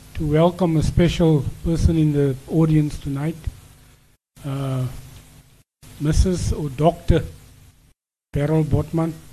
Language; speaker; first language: English; non-native, local second language; Afrikaans